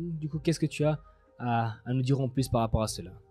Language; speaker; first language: French; native; French